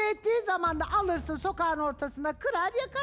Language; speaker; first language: Turkish; native; Turkish